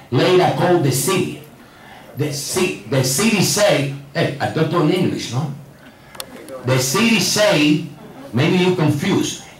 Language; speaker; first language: English; non-native, learner; Spanish